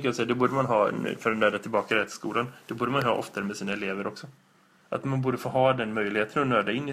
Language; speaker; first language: Swedish; native; Swedish